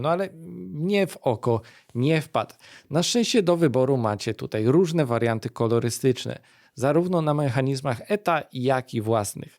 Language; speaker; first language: Polish; native; Polish